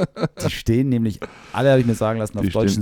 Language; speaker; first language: German; native; German